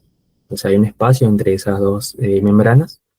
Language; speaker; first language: Spanish; native; Spanish